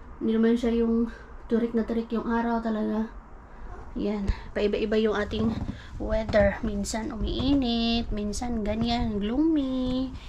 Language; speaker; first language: Filipino; native; Filipino